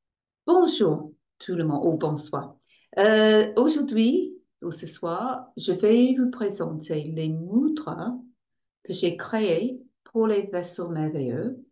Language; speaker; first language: French; non-native, fluent; English